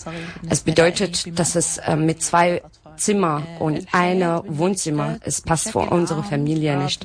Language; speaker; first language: German; non-native, learner; Arabic